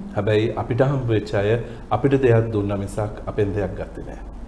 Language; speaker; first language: Sinhala; native; Sinhala